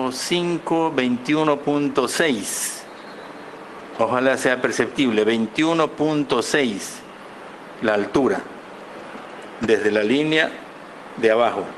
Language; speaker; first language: Spanish; native; Spanish